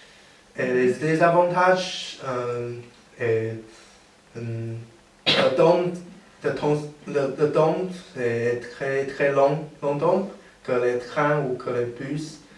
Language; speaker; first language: French; non-native, learner; Chinese